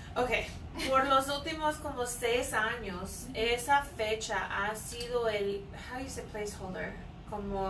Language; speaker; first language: Spanish; non-native, fluent; English